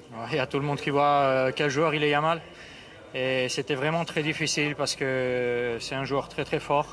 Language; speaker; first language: French; non-native, fluent; Armenian